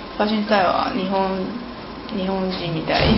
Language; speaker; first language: Japanese; non-native, learner; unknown